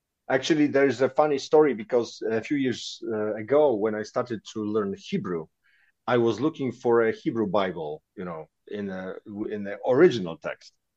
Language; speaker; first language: English; non-native, fluent; Polish